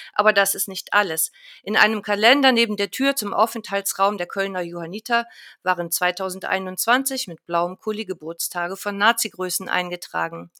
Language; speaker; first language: German; native; German